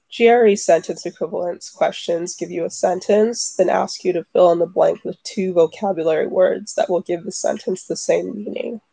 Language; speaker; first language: English; native; English